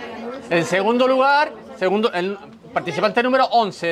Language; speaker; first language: Spanish; native; Spanish